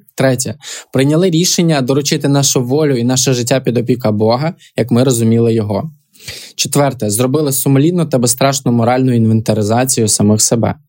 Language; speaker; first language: Ukrainian; native; Ukrainian